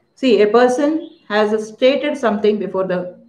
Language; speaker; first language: English; non-native, local second language; Kannada